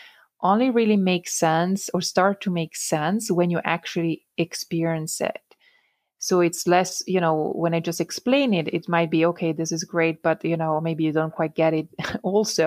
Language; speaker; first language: English; non-native, fluent; Italian